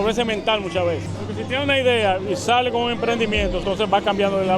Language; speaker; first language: Spanish; native; Spanish